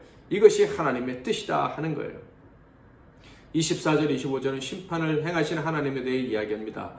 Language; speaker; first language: Korean; native; Korean